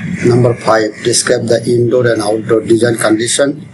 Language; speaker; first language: English; non-native, local second language; Bangla